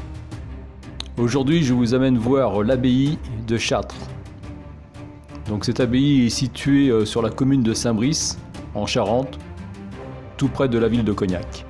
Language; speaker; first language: French; native; French